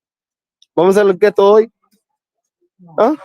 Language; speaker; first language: Spanish; non-native, learner; English